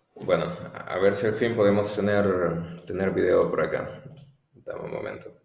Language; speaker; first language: Spanish; native; Spanish